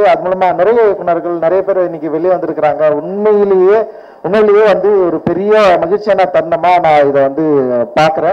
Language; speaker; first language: Tamil; native; Tamil